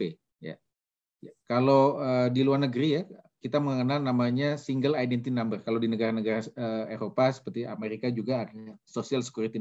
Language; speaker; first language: Indonesian; native; Indonesian